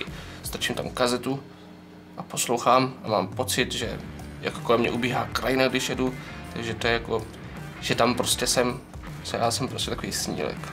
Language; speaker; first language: Czech; native; Czech